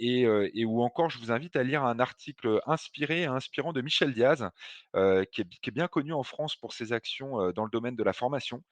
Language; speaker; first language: French; native; French